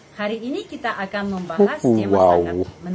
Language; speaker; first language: Indonesian; non-native, fluent; Russian